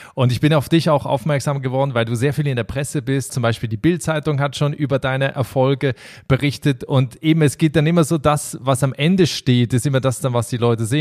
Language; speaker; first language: German; native; German